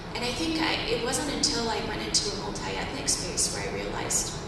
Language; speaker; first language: English; native; English